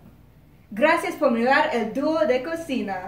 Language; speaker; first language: Spanish; non-native, learner; English